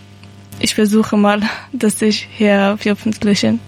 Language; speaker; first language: German; non-native, learner; Persian